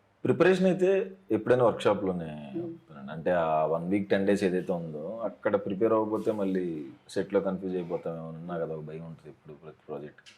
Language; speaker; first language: Telugu; native; Telugu